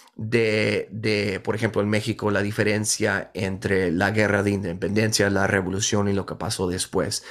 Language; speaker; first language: Spanish; early bilingual, heritage; Spanish